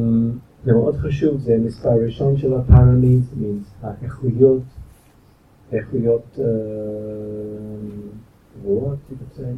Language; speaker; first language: Hebrew; non-native, fluent; English